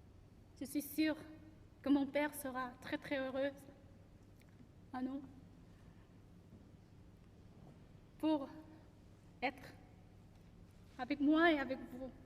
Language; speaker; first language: French; non-native, learner; Korean